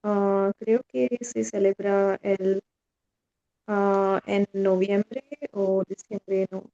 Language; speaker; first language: Spanish; non-native, fluent; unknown